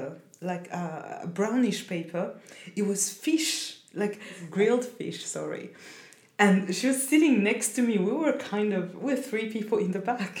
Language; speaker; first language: English; non-native, fluent; Rundi